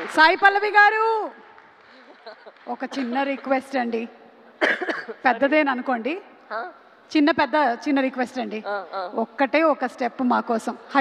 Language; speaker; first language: Telugu; native; Telugu